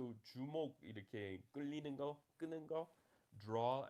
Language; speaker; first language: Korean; non-native, fluent; English